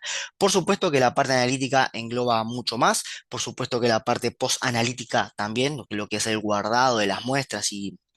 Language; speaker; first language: Spanish; native; Spanish